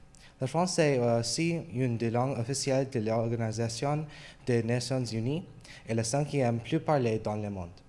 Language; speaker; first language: French; non-native, learner; English